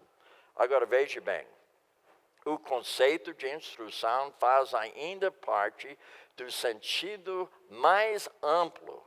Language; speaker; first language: Portuguese; non-native, fluent; English